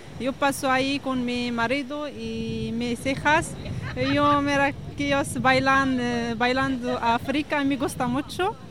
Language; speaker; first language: Spanish; non-native, learner; Arabic